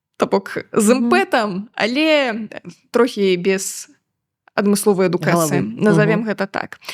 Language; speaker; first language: Belarusian; native; Belarusian